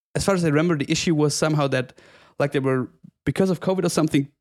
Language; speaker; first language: English; non-native, fluent; German